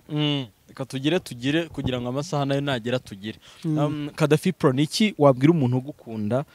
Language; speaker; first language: Kinyarwanda; native; Kinyarwanda